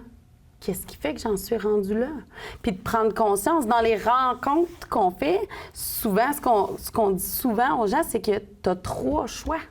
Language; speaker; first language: French; native; French